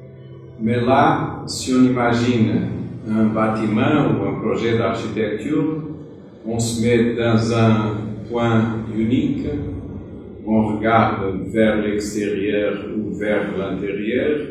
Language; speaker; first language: French; non-native, fluent; Portuguese